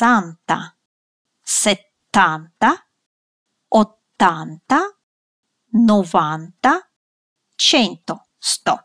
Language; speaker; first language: Italian; non-native, fluent; Russian